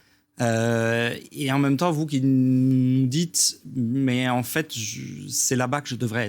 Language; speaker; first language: French; native; French